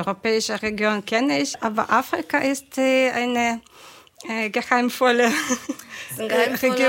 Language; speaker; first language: German; non-native, fluent; Ukrainian